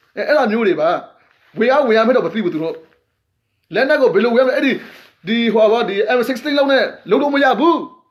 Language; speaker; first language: Burmese; non-native, local second language; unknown